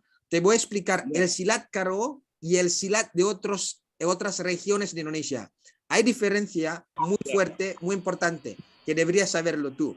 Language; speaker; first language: Spanish; non-native, fluent; Indonesian